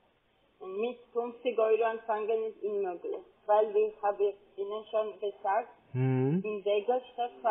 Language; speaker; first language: German; non-native, fluent; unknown